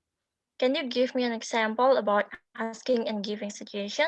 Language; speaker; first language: English; non-native, learner; Indonesian